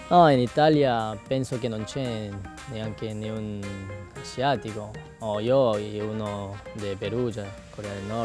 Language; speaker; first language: Italian; non-native, learner; Korean